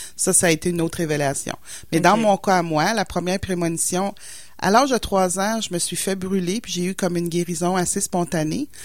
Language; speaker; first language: French; native; French